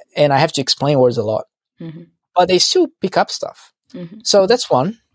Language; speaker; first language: English; non-native, fluent; Portuguese